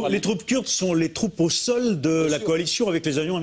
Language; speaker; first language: French; native; French